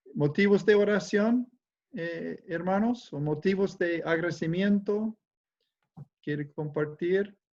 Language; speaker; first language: Spanish; non-native, fluent; English